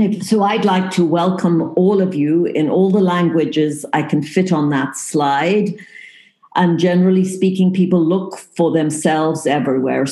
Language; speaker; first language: English; native; English